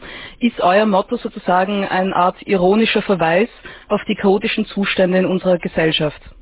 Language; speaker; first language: German; native; German